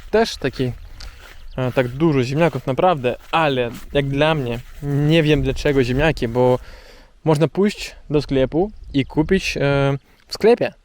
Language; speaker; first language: Polish; non-native, learner; Russian